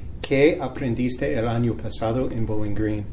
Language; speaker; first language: Spanish; non-native, learner; English